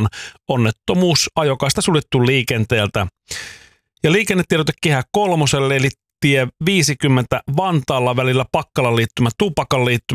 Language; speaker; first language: Finnish; native; Finnish